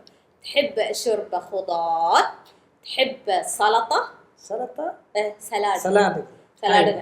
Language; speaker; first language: Arabic; non-native, fluent; Malayalam